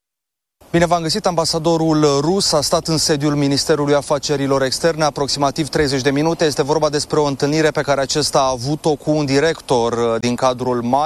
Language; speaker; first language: Romanian; native; Romanian